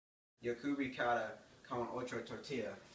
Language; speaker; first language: Spanish; non-native, learner; English